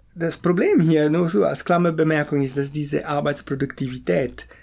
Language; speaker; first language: German; native; German